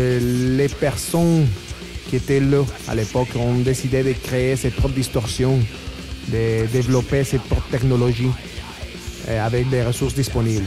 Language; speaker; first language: French; non-native, fluent; Spanish